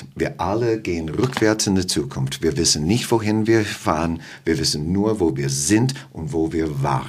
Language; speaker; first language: German; non-native, fluent; English